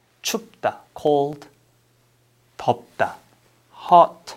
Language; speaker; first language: Korean; non-native, fluent; English